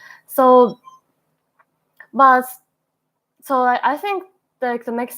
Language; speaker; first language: English; non-native, learner; Japanese